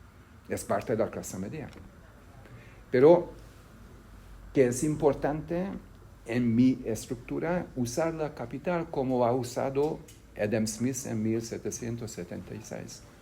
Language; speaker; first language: Spanish; non-native, fluent; Hungarian